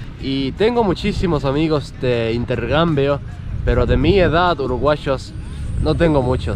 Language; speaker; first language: Spanish; non-native, fluent; Estonian